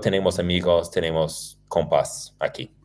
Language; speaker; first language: Spanish; non-native, fluent; English